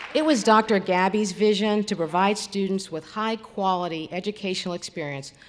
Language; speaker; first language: English; native; English